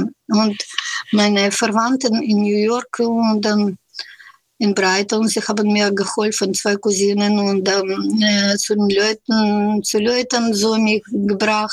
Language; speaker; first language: German; non-native, learner; Russian